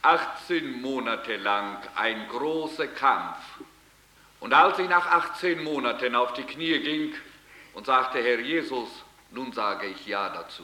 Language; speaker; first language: German; early bilingual, heritage; German